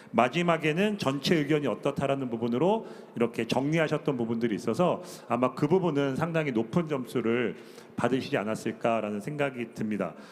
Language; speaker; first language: Korean; native; Korean